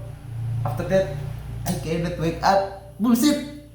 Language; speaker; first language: English; non-native, learner; Indonesian